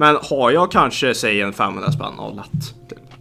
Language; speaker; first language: Swedish; native; Swedish